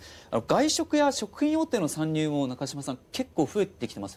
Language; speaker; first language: Japanese; native; Japanese